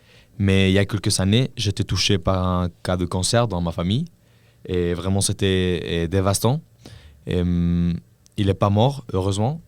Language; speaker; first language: French; non-native, fluent; Spanish